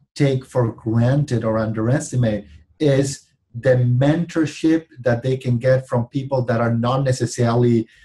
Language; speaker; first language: English; non-native, fluent; Spanish